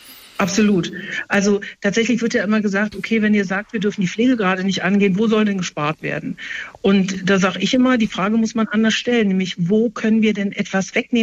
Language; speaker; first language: German; native; German